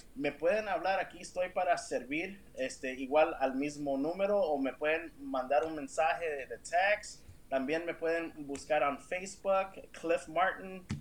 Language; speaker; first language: Spanish; early bilingual, heritage; Spanish